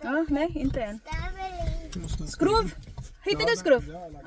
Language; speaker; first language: Swedish; non-native, local second language; Indonesian